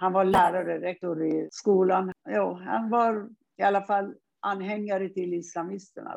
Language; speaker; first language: Swedish; non-native, fluent; Persian